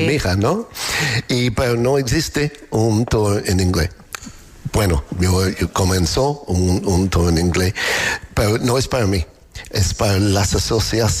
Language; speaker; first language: Spanish; non-native, learner; English